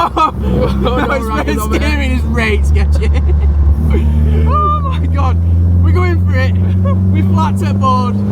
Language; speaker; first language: English; native; English